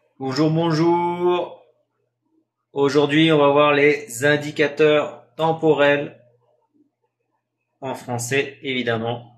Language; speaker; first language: French; non-native, fluent; Spanish